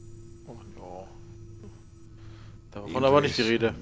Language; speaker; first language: German; native; German